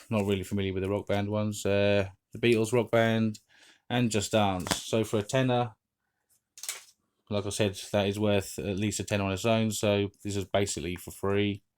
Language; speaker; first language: English; native; English